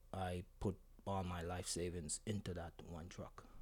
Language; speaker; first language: English; non-native, local second language; Jamaican Creole English